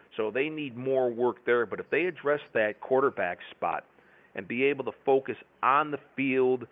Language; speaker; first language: English; native; English